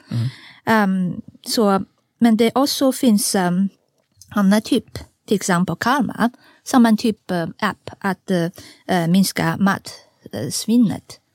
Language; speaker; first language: Swedish; non-native, fluent; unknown